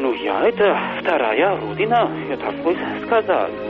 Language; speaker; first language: Russian; non-native, fluent; German